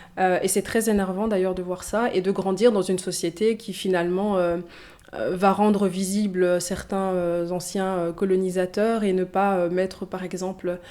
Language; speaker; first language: French; early bilingual, other home language; Swahili